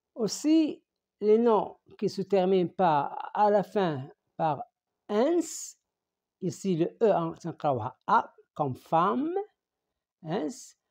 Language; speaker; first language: French; non-native, local second language; Arabic